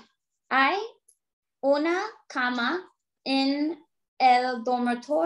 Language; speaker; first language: Spanish; non-native, learner; English